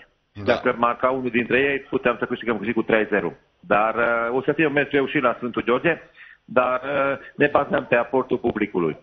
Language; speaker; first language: Romanian; non-native, local second language; Hungarian